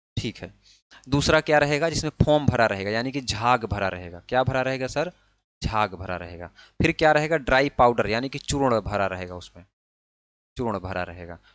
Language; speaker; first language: Hindi; native; Hindi